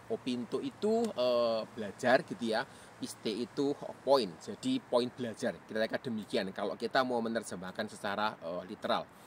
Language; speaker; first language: Indonesian; native; Indonesian